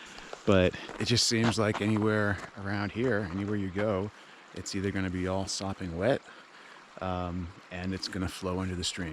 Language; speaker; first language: English; native; English